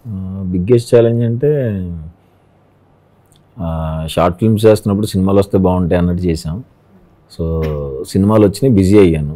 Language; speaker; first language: Telugu; native; Telugu